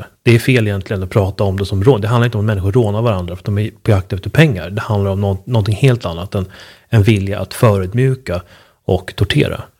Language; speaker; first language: Swedish; native; Swedish